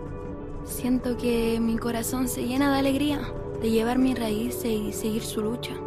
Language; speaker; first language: Spanish; native; Spanish